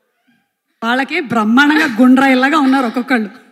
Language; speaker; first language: Telugu; native; Telugu